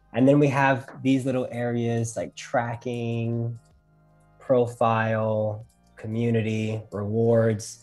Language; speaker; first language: English; native; English